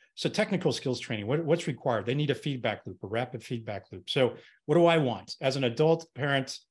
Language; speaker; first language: English; native; English